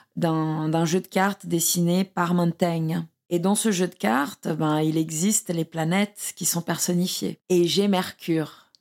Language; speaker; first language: French; non-native, fluent; Portuguese